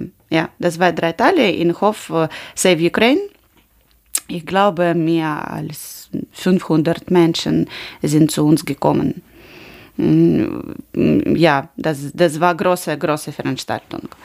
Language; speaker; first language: German; non-native, learner; Ukrainian